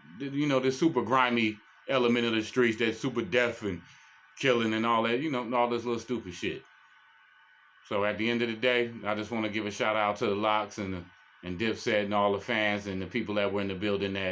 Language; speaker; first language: English; native; English